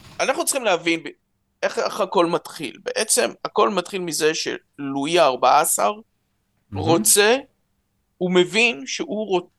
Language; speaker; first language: Hebrew; early bilingual, other home language; Russian